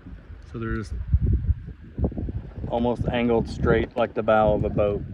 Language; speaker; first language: English; native; English